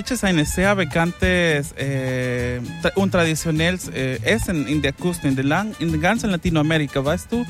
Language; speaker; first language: German; non-native, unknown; Spanish